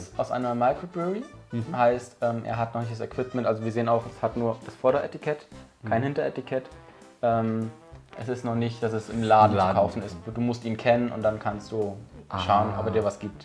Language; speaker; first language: German; native; German